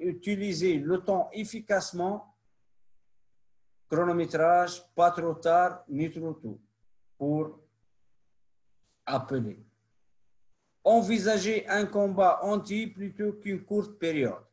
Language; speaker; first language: French; non-native, local second language; Arabic